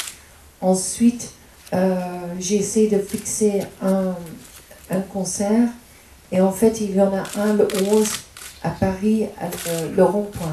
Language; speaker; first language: French; non-native, fluent; English